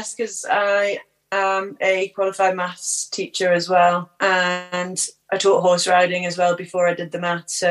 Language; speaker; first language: English; native; English